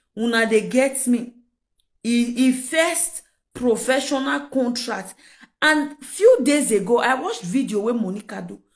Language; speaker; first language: Nigerian Pidgin; non-native, local second language; Yoruba